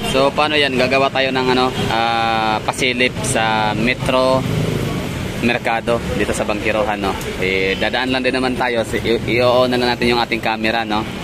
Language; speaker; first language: Filipino; non-native, local second language; Cebuano